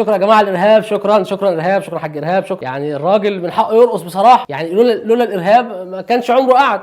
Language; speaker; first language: Arabic; native; Arabic